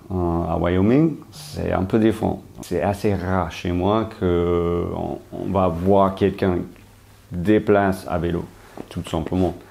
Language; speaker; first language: French; non-native, fluent; English